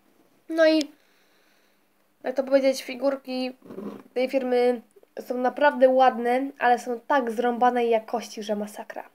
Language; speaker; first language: Polish; native; Polish